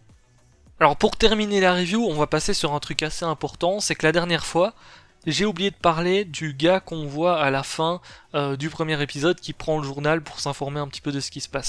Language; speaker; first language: French; native; French